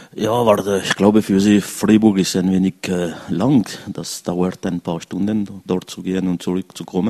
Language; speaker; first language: German; non-native, local second language; French